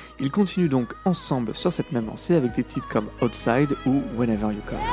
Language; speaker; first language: French; native; French